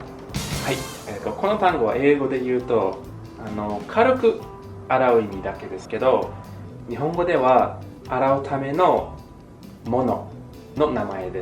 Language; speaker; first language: Japanese; non-native, fluent; English